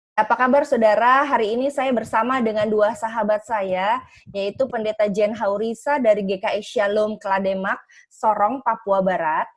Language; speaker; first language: Indonesian; native; Indonesian